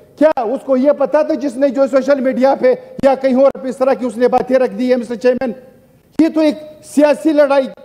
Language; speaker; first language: Urdu; non-native, local second language; Pashto